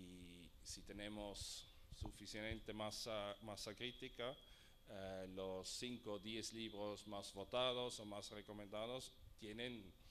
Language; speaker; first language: Spanish; non-native, fluent; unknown